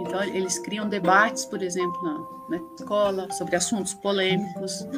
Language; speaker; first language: Portuguese; early bilingual, other home language; Spanish